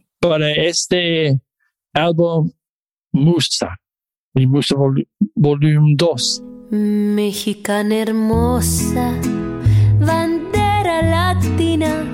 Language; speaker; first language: Spanish; non-native, fluent; English